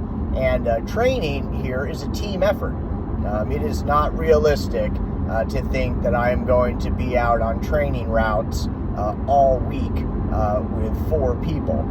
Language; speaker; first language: English; native; English